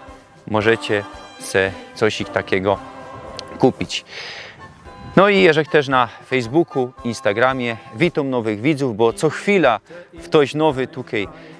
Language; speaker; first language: Polish; non-native, local second language; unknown